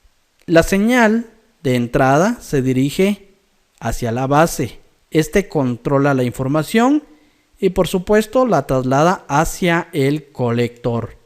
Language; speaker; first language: Spanish; native; Spanish